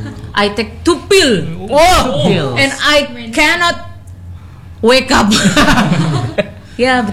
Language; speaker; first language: English; non-native, learner; Indonesian